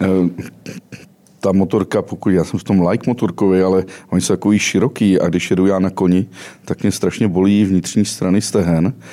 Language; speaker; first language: Czech; native; Czech